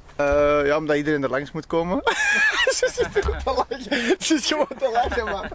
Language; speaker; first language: Dutch; native; Dutch